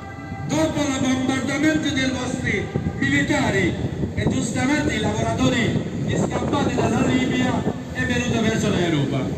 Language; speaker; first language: Italian; non-native, fluent; Bangla